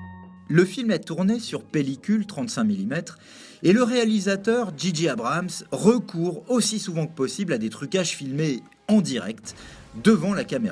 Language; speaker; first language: French; native; French